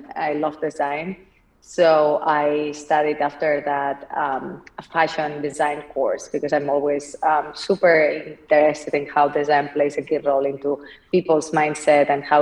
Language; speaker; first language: English; non-native, fluent; Spanish